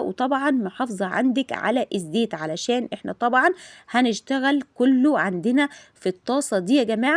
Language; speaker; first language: Arabic; native; Arabic